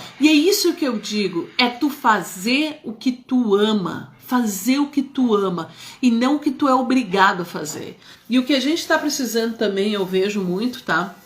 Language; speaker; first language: Portuguese; early bilingual, other home language; Spanish